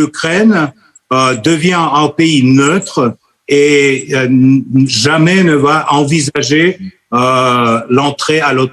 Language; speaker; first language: French; non-native, fluent; Russian